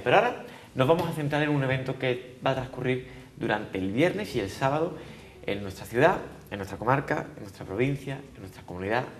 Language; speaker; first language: Spanish; native; Spanish